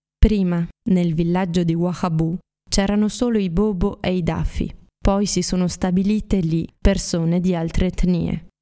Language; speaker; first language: Italian; native; Italian